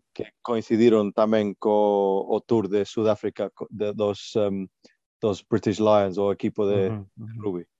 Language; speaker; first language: Galician; non-native, local second language; Spanish